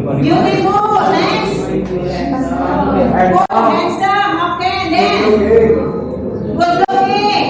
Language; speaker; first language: English; non-native, learner; Indonesian